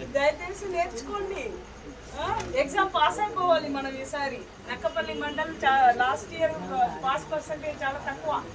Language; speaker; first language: Telugu; non-native, local second language; Tamil